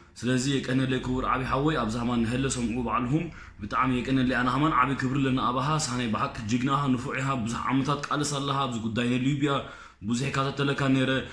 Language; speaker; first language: Tigrinya; early bilingual, heritage; Tigrinya